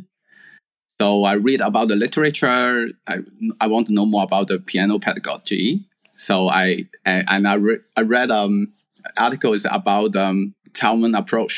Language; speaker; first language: English; non-native, local second language; Cantonese